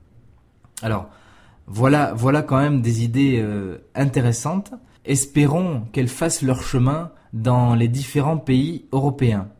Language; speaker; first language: French; native; French